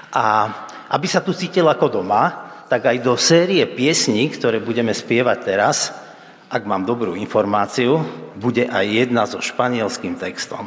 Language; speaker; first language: Slovak; native; Slovak